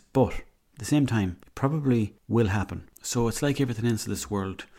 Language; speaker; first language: English; native; English